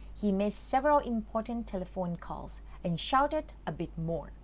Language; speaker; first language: English; non-native, fluent; Thai